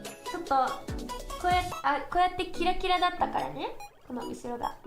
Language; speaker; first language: Japanese; non-native, learner; English